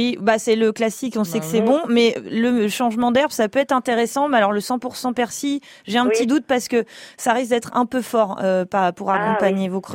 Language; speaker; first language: French; native; French